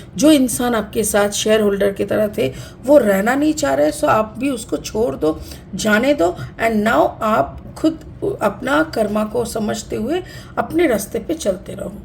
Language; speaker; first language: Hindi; non-native, local second language; Bangla